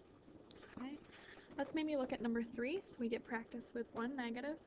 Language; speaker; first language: English; native; English